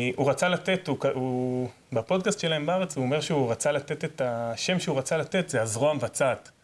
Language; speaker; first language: Hebrew; native; Hebrew